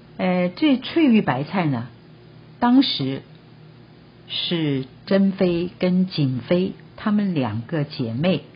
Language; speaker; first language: Chinese; native; Chinese